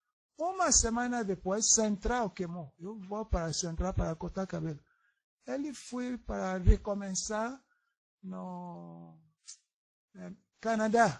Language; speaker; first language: Portuguese; non-native, learner; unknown